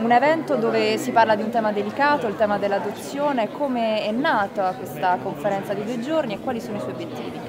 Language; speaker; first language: Italian; native; Italian